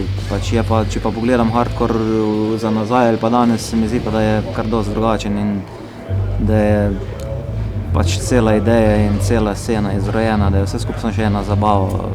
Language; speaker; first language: Slovenian; native; Slovenian